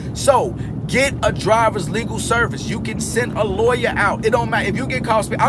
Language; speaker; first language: English; native; English